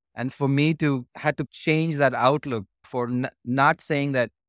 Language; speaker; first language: English; non-native, local second language; Hindi